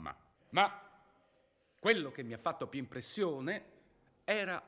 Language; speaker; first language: Italian; non-native, fluent; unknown